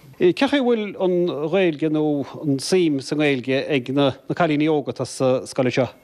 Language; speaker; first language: Irish; native; Irish